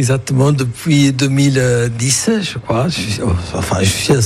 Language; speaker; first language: French; non-native, fluent; Italian